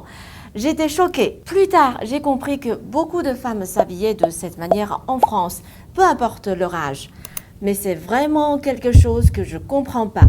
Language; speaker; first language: French; non-native, fluent; Chinese